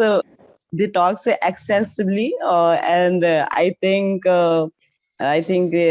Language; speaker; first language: English; non-native, learner; Hindi